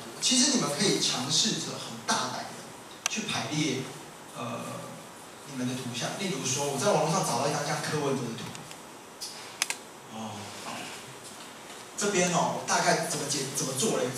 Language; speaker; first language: Chinese; native; Chinese